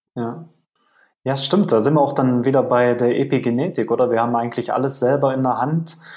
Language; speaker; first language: German; native; German